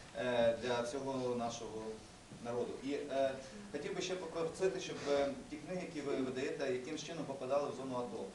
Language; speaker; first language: Ukrainian; non-native, local second language; Russian